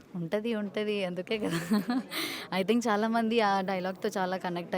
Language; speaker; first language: Telugu; non-native, learner; Malayalam